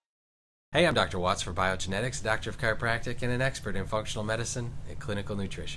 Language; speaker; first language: English; native; English